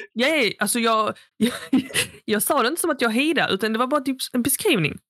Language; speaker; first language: Swedish; early bilingual, other home language; Arabic